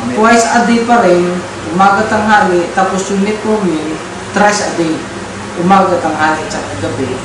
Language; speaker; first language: Filipino; non-native, local second language; Cebuano